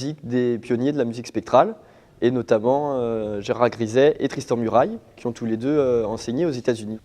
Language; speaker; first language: French; native; French